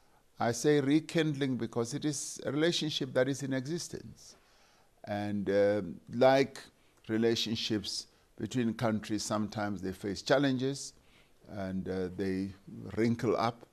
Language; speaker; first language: English; non-native, local second language; Venda